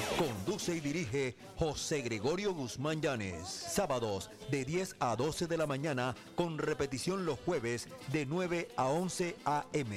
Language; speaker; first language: Spanish; native; Spanish